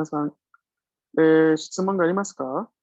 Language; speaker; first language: Japanese; non-native, fluent; Spanish